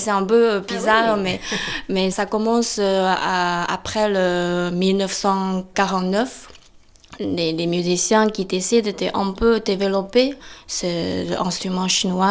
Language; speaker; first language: French; non-native, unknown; Chinese